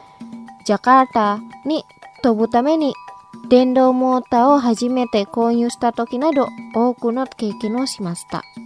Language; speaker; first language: Japanese; non-native, fluent; Indonesian